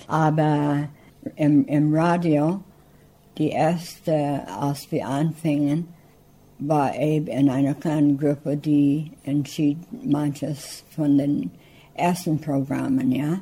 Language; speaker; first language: German; early bilingual, heritage; English